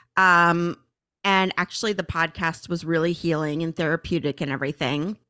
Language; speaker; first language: English; native; English